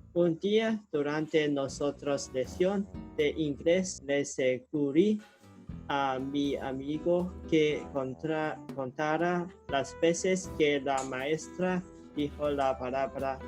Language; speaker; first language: Spanish; non-native, learner; Cantonese